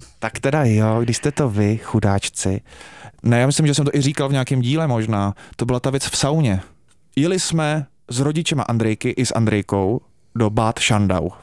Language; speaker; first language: Czech; native; Czech